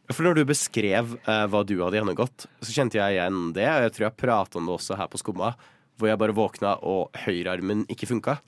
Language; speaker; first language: Norwegian; native; Norwegian